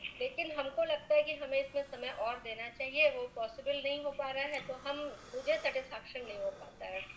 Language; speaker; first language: Hindi; native; Hindi